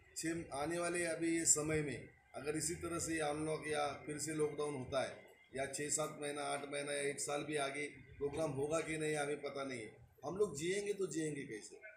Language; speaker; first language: Hindi; non-native, local second language; Marathi